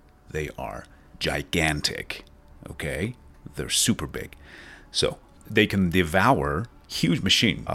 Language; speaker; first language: English; non-native, fluent; Persian